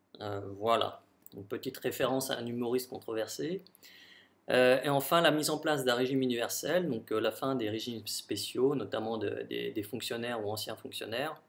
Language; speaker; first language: French; native; French